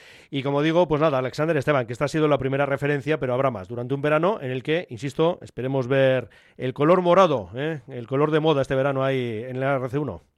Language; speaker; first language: Spanish; native; Spanish